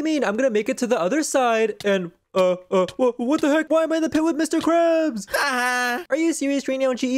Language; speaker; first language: English; native; English